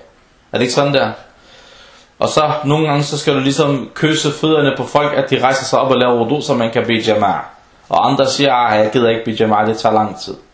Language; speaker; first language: Danish; non-native, fluent; Arabic